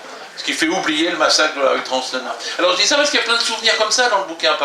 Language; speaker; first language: French; native; French